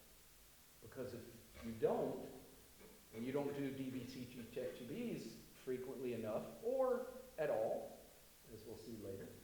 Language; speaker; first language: English; native; English